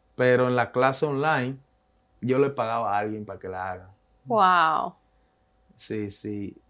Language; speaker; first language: Spanish; native; Spanish